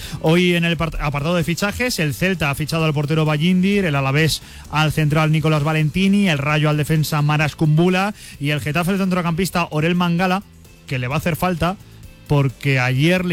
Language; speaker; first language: Spanish; native; Spanish